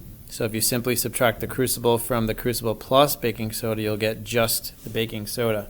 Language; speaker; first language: English; native; English